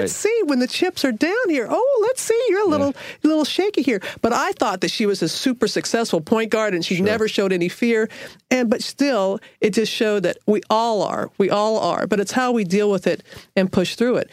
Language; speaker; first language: English; native; English